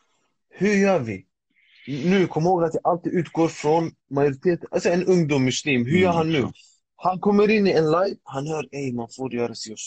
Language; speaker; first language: Swedish; early bilingual, other home language; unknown